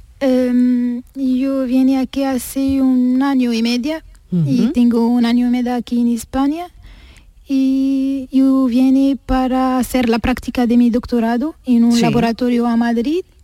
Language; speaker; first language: Spanish; non-native, learner; Arabic